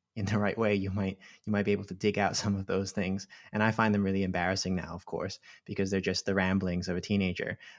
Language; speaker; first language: English; non-native, local second language; Cantonese